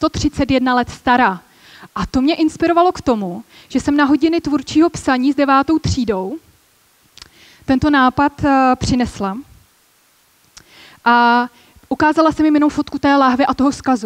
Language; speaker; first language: Czech; native; Czech